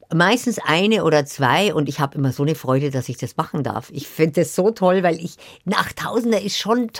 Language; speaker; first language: German; native; German